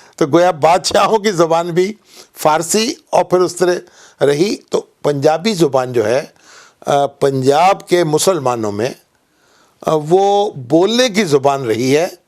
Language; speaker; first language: Urdu; non-native, local second language; Punjabi